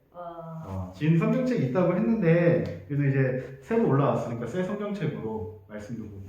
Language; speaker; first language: Korean; native; Korean